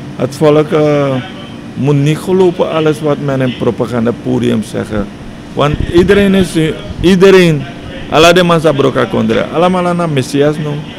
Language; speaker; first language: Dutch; native; Dutch